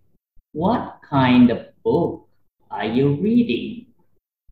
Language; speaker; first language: English; non-native, fluent; Vietnamese